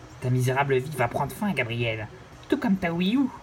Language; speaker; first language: French; native; French